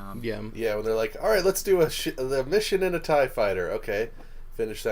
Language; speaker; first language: English; native; English